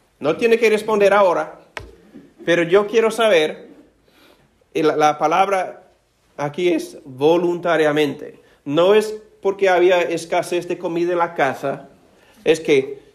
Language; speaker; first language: Spanish; non-native, fluent; English